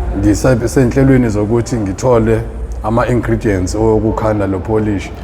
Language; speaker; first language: Zulu; non-native, local second language; Xhosa